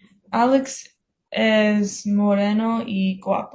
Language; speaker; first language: Spanish; non-native, learner; English